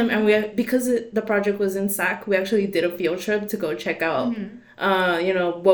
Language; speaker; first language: English; early bilingual, other home language; Spanish